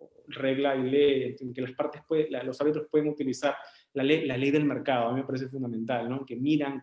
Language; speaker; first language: Spanish; native; Spanish